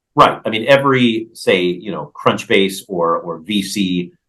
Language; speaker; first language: English; native; English